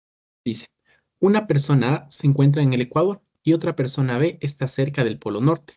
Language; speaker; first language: Spanish; native; Spanish